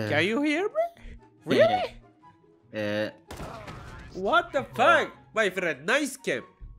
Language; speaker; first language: English; non-native, learner; Turkish